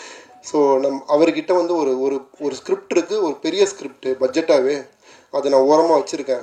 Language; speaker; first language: Tamil; native; Tamil